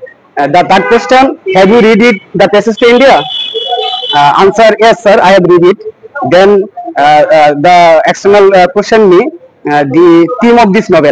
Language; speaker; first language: English; non-native, learner; Bangla